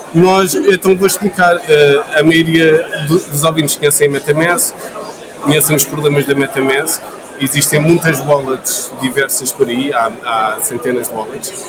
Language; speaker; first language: Portuguese; native; Portuguese